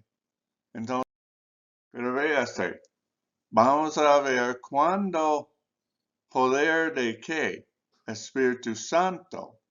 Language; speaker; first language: Spanish; non-native, fluent; English